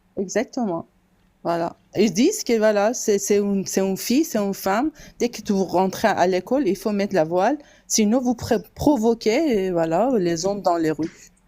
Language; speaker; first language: French; non-native, fluent; Persian